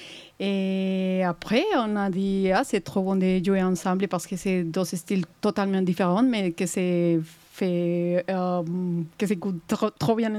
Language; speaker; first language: French; non-native, fluent; Spanish